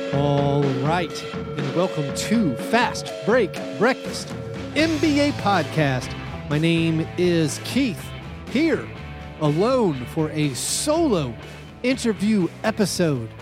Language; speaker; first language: English; native; English